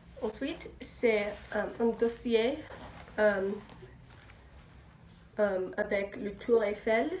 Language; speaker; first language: French; non-native, learner; English